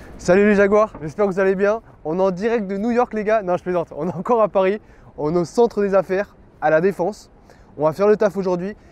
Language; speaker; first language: French; native; French